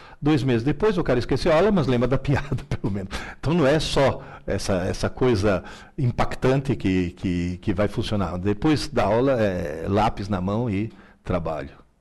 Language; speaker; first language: Portuguese; early bilingual, other home language; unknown